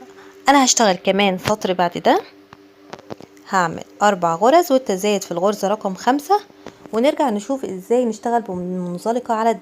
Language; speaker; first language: Arabic; native; Arabic